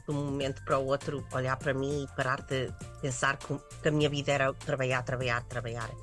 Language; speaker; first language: Portuguese; early bilingual, heritage; English